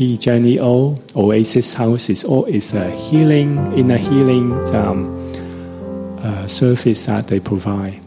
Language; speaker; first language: English; non-native, local second language; Cantonese